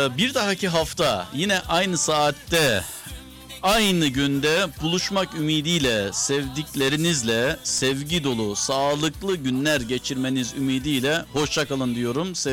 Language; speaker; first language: Turkish; early bilingual, heritage; Turkish